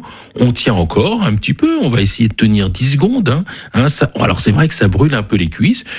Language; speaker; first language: French; native; French